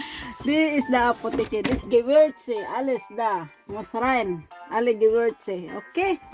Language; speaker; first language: German; non-native, learner; Filipino